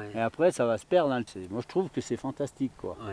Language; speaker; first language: French; native; French